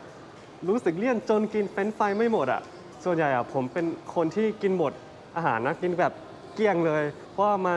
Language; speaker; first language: Thai; non-native, fluent; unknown